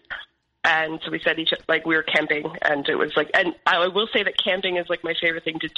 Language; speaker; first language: English; native; English